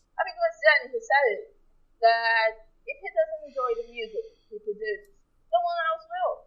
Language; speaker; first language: English; non-native, fluent; Portuguese